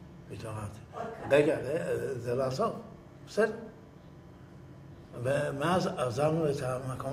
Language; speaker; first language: Hebrew; early bilingual, other home language; Yiddish